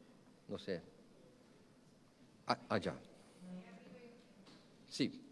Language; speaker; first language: Spanish; non-native, fluent; Portuguese